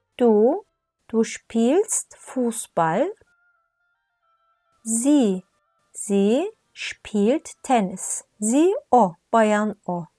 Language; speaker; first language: German; non-native, fluent; Turkish